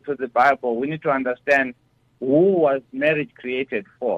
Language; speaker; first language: English; non-native, local second language; Shona